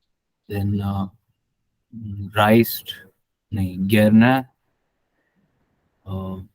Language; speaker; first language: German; non-native, learner; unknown